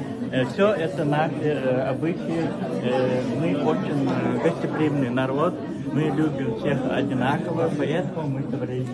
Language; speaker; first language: Russian; non-native, local second language; Ingush